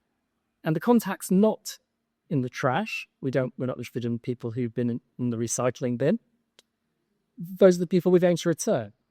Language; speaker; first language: English; native; English